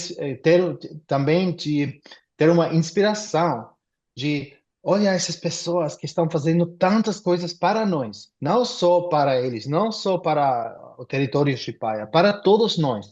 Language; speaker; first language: Portuguese; non-native, fluent; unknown